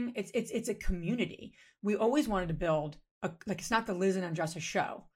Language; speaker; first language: English; native; English